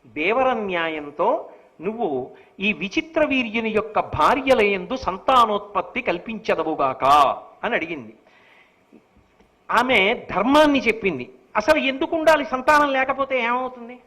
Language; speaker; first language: Telugu; native; Telugu